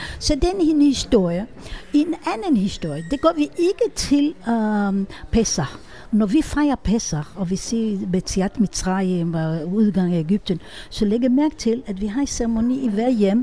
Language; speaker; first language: Danish; non-native, fluent; Hebrew